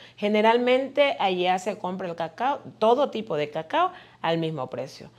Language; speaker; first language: Spanish; native; Spanish